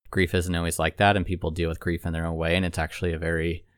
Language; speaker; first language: English; native; English